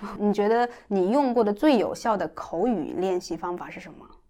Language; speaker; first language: Chinese; native; Chinese